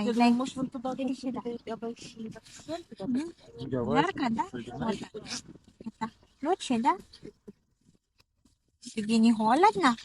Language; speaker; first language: Russian; non-native, learner; Hiligaynon